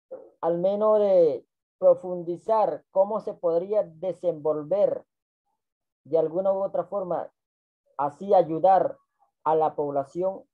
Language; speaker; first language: Spanish; non-native, local second language; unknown